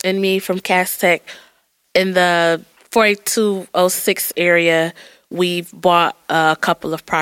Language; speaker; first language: English; native; English